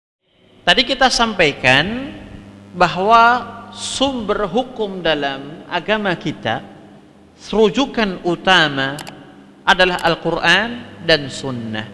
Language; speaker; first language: Indonesian; native; Indonesian